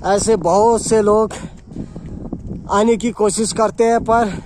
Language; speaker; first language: Hindi; native; Hindi